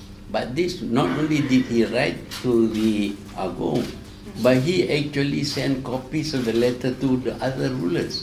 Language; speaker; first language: English; non-native, local second language; Malay